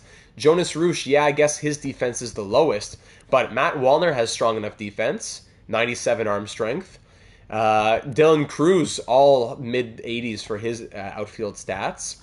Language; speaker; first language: English; native; English